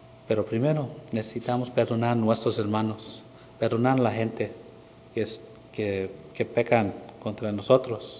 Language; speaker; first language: Spanish; non-native, fluent; English